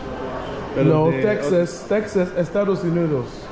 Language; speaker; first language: Spanish; non-native, learner; English